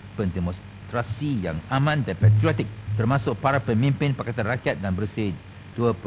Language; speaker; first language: Malay; non-native, local second language; Chinese